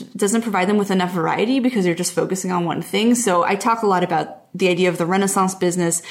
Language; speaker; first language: English; native; English